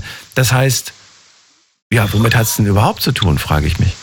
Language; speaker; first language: German; native; German